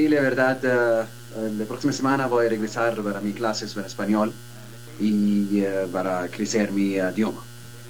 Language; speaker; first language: Spanish; non-native, learner; Arabic